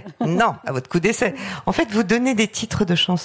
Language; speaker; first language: French; native; French